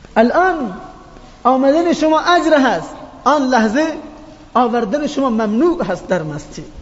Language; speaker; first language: Persian; non-native, local second language; Baluchi